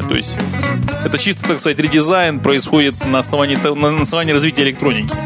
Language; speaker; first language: Russian; native; Russian